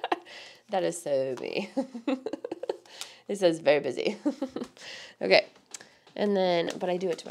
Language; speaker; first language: English; native; English